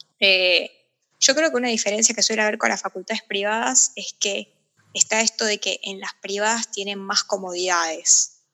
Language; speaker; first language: Spanish; native; Spanish